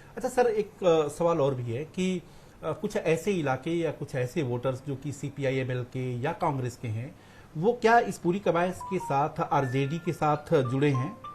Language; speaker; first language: Hindi; native; Hindi